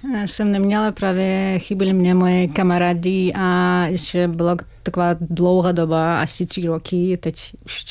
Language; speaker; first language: Czech; non-native, learner; Ukrainian